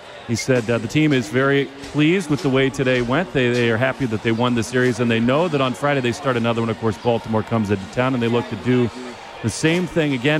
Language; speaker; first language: English; native; English